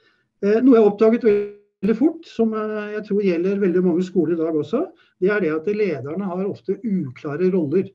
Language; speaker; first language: Norwegian; native; Norwegian